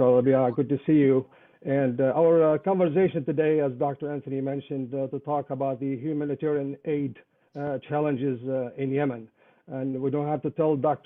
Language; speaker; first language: English; non-native, fluent; Arabic